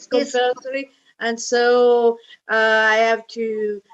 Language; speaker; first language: English; non-native, fluent; Italian